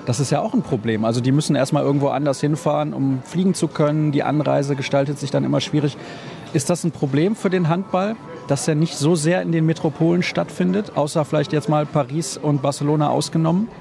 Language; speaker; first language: German; native; German